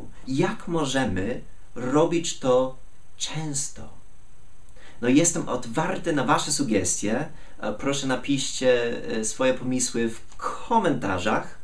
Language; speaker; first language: Polish; non-native, fluent; English